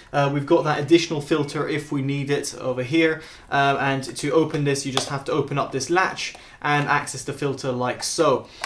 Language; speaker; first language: English; native; English